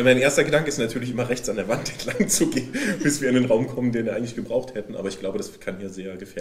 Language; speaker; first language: German; native; German